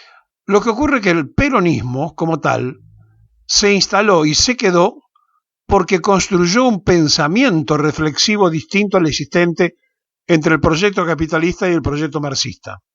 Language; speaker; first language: Spanish; native; Spanish